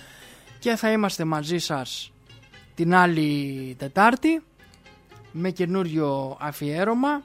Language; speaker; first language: Greek; native; Greek